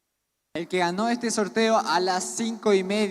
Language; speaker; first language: Spanish; native; Spanish